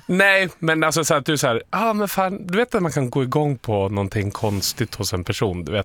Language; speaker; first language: Swedish; native; Swedish